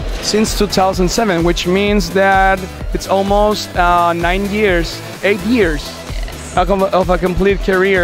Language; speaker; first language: English; non-native, fluent; Spanish